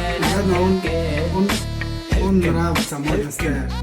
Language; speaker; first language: Russian; non-native, learner; Portuguese